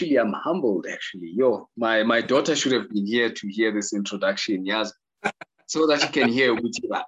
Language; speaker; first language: English; non-native, local second language; Zulu